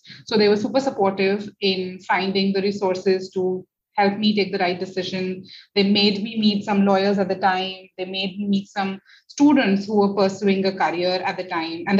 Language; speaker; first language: English; non-native, local second language; Hindi